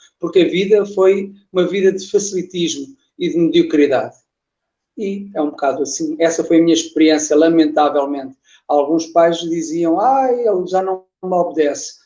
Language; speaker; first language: Portuguese; native; Portuguese